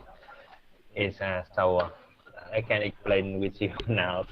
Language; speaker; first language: English; non-native, learner; Vietnamese